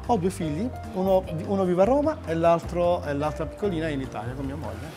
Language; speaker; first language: Italian; native; Italian